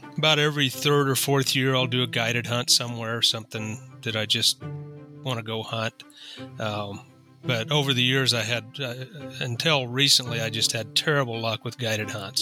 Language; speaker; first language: English; native; English